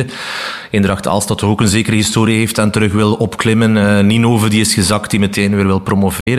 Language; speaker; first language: Dutch; native; Dutch